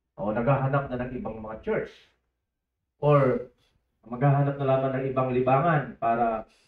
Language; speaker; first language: Filipino; native; Filipino